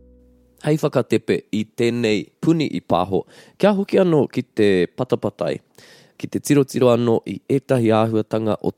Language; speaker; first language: Māori; non-native, local second language; English